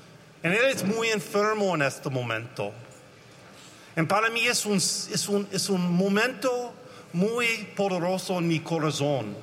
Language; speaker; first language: Spanish; non-native, learner; English